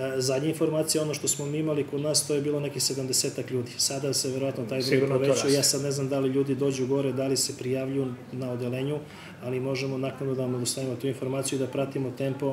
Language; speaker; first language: Serbian; native; Serbian